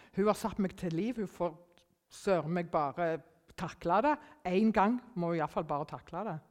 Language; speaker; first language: Norwegian; early bilingual, other home language; German